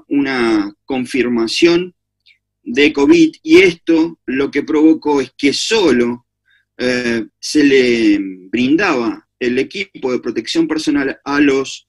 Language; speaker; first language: Spanish; native; Spanish